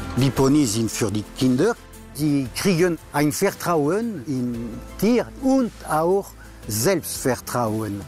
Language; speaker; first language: German; non-native, fluent; French